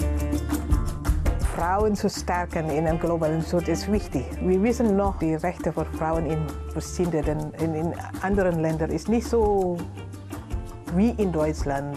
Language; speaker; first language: German; non-native, learner; Indonesian